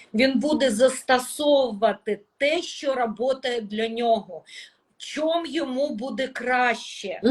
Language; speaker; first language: Ukrainian; non-native, local second language; Russian